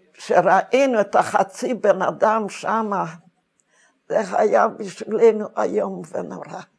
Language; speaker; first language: Hebrew; non-native, fluent; Hungarian